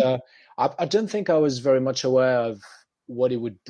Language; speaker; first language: English; non-native, fluent; French